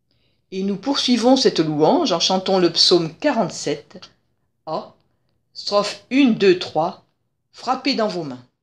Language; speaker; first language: French; native; French